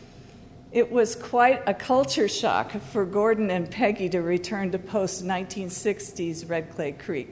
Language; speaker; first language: English; native; English